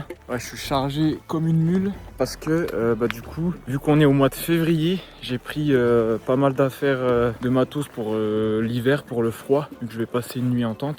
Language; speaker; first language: French; native; French